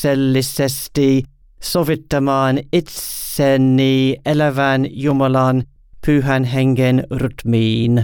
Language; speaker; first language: Finnish; non-native, learner; English